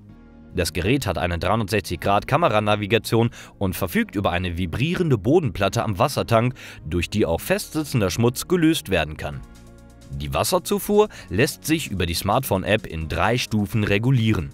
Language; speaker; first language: German; native; German